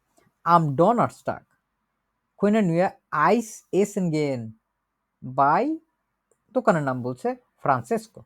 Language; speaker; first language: German; non-native, learner; Bangla